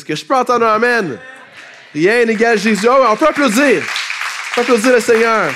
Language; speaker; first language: French; native; French